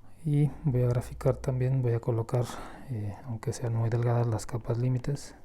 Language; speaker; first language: Spanish; native; Spanish